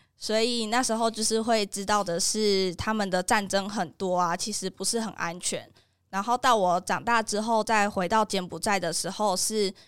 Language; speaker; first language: Chinese; native; Chinese